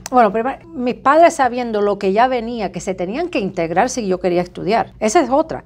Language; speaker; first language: Spanish; native; Spanish